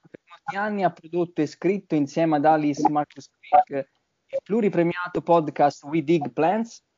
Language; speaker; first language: Italian; native; Italian